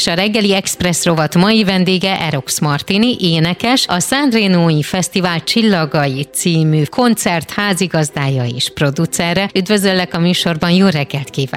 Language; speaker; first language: Hungarian; native; Hungarian